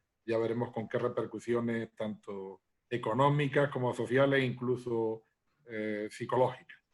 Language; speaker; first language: Spanish; native; Spanish